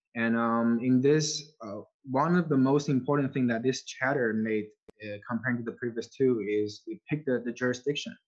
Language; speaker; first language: English; non-native, fluent; Chinese